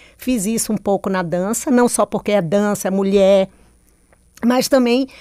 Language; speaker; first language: Portuguese; native; Portuguese